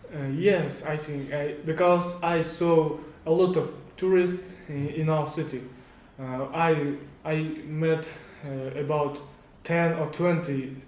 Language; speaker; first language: English; non-native, learner; Kazakh